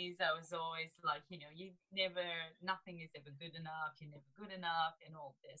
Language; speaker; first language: English; non-native, fluent; Romanian